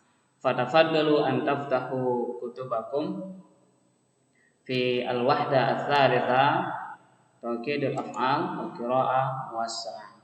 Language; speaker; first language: Arabic; non-native, fluent; Indonesian